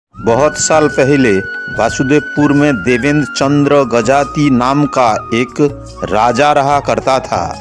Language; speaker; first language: Hindi; non-native, local second language; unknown